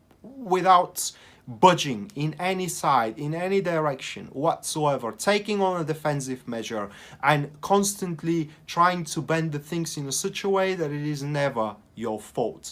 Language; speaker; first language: English; non-native, fluent; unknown